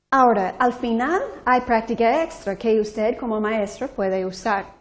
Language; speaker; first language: Spanish; non-native, fluent; English